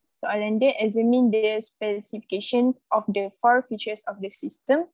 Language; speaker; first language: English; non-native, local second language; Malay